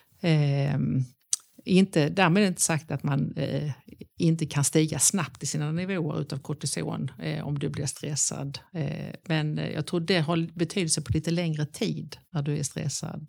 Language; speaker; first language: Swedish; native; Swedish